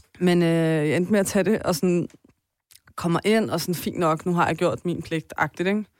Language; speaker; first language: Danish; early bilingual, other home language; Persian